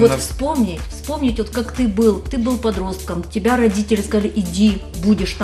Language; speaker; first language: Russian; native; Russian